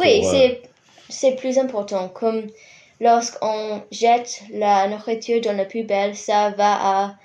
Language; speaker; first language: French; non-native, fluent; English